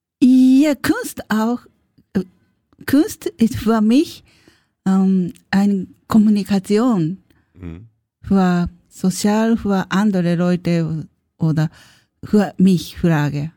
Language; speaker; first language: German; non-native, learner; Japanese